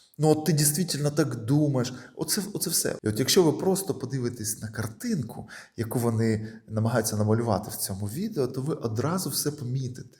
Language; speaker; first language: Ukrainian; non-native, local second language; Russian